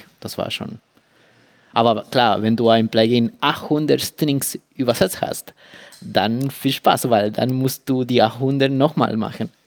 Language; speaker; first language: German; non-native, fluent; Spanish